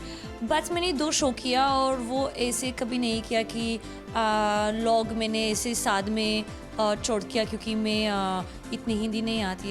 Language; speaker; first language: Hindi; non-native, learner; Arabic